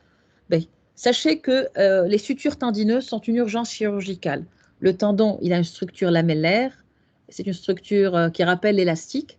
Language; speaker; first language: French; non-native, local second language; Arabic